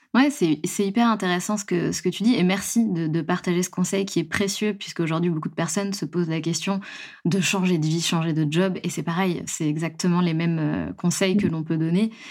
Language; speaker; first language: French; native; French